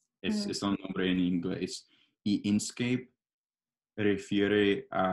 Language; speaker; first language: Spanish; non-native, learner; English